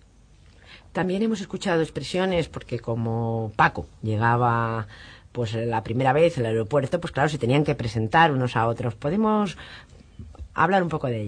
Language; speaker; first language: Spanish; native; Spanish